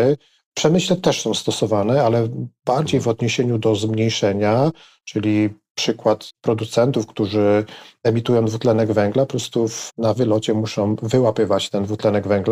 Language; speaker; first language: Polish; native; Polish